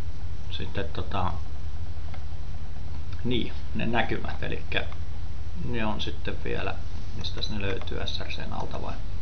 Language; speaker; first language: Finnish; native; Finnish